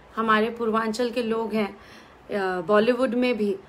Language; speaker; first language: Hindi; native; Hindi